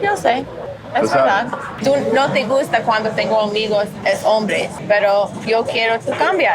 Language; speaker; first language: Spanish; non-native, learner; English